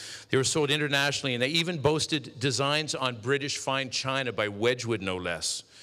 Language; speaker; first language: English; native; English